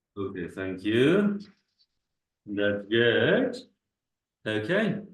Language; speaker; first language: English; non-native, fluent; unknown